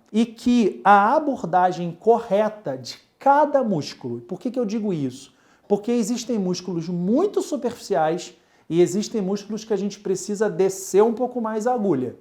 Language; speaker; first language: Portuguese; native; Portuguese